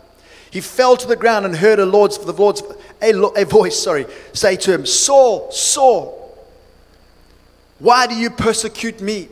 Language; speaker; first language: English; native; English